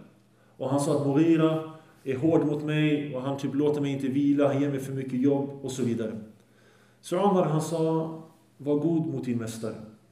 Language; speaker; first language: Swedish; early bilingual, other home language; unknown